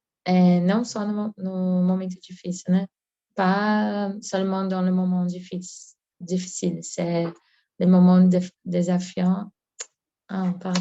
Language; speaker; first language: French; non-native, learner; Portuguese